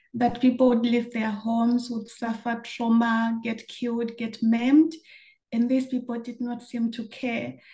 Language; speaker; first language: English; non-native, local second language; Shona